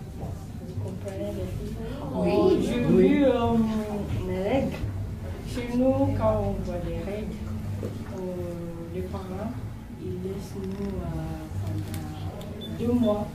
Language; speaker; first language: French; non-native, local second language; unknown